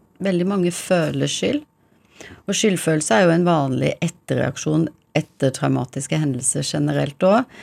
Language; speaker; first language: Norwegian; early bilingual, heritage; English